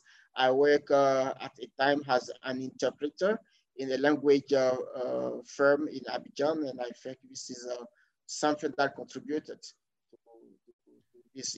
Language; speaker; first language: English; non-native, fluent; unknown